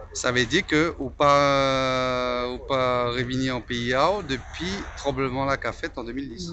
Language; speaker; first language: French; non-native, local second language; Haitian Creole